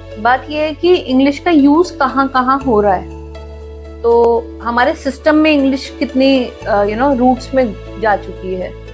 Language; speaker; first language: Hindi; native; Hindi